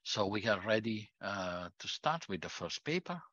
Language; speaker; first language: English; non-native, fluent; Italian